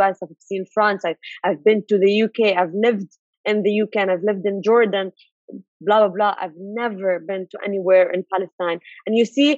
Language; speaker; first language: English; non-native, fluent; Arabic